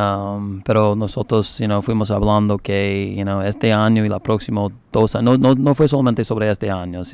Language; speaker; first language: Spanish; non-native, learner; English